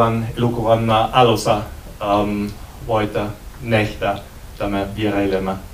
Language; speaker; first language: Finnish; non-native, learner; German